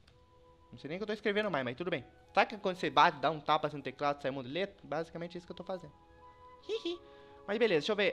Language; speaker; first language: Portuguese; native; Portuguese